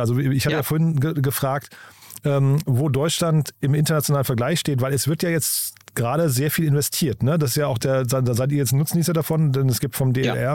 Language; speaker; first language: German; native; German